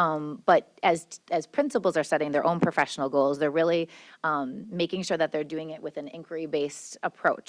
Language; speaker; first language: English; native; English